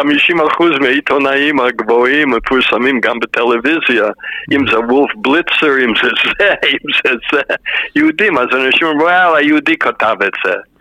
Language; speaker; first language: Hebrew; non-native, fluent; English